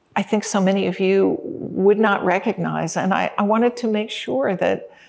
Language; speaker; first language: English; native; English